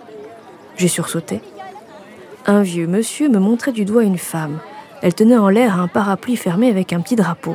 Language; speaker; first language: French; native; French